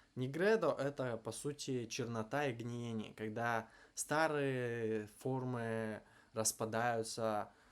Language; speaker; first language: Russian; native; Russian